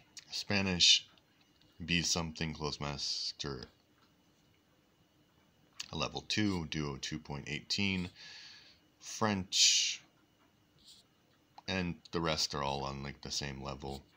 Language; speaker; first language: English; native; English